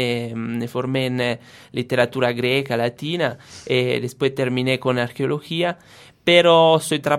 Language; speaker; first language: Spanish; non-native, fluent; Italian